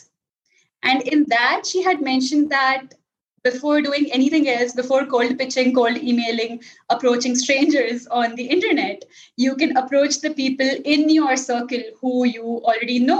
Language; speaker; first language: English; non-native, local second language; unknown